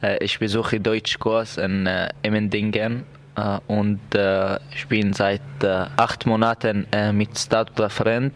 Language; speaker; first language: German; non-native, learner; Arabic